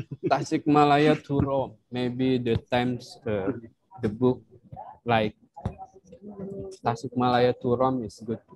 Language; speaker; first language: English; non-native, learner; Indonesian